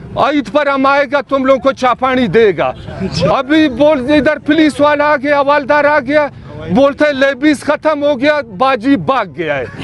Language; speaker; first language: Urdu; non-native, local second language; Pashto